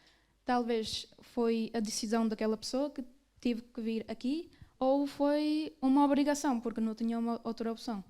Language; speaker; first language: Portuguese; early bilingual, other home language; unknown